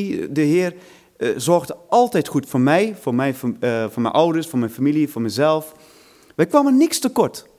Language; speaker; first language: Dutch; non-native, fluent; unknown